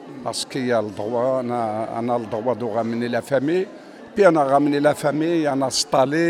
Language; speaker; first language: French; non-native, fluent; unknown